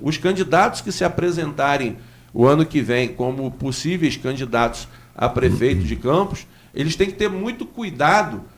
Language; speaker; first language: Portuguese; native; Portuguese